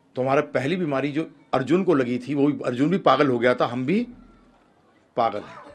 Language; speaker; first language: Hindi; native; Hindi